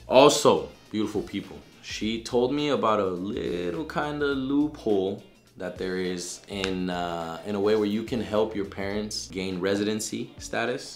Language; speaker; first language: English; early bilingual, other home language; Spanish